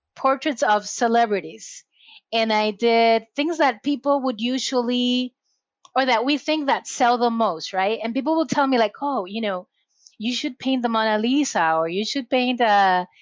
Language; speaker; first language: English; non-native, fluent; Spanish